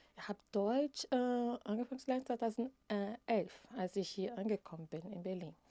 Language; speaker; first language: German; non-native, fluent; Portuguese